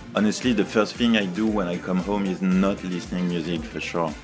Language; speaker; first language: English; non-native, fluent; French